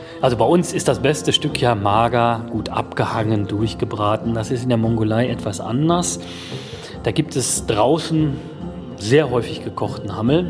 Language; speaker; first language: German; native; German